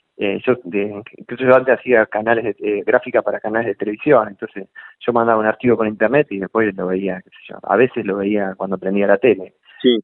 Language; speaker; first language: Spanish; native; Spanish